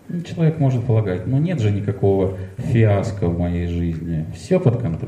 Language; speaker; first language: Russian; native; Russian